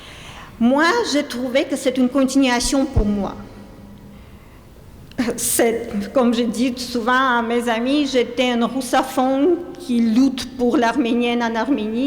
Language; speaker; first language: French; non-native, fluent; Armenian